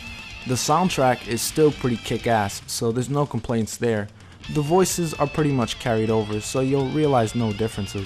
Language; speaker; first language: English; native; English